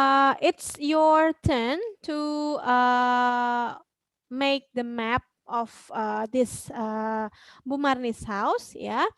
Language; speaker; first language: English; non-native, fluent; Indonesian